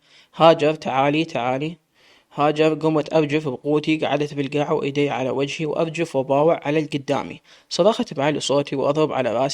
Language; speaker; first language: Arabic; native; Arabic